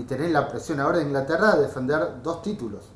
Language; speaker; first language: Spanish; native; Spanish